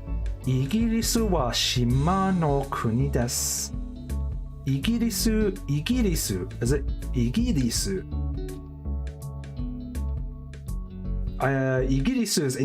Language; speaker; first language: Japanese; non-native, learner; English